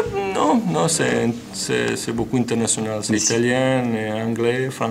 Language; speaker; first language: French; non-native, learner; Croatian